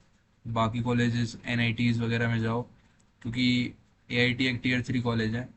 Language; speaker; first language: Hindi; native; Hindi